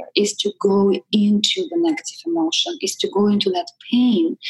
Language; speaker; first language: English; non-native, fluent; Russian